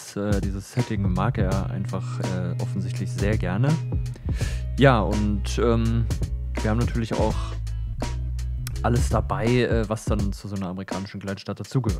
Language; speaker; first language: German; native; German